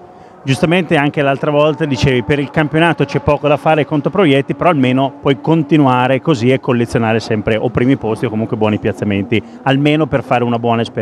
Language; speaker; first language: Italian; native; Italian